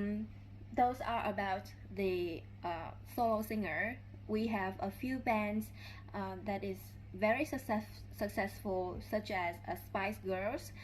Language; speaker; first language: English; non-native, learner; Vietnamese